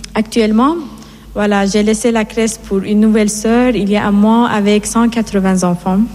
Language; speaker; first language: French; non-native, fluent; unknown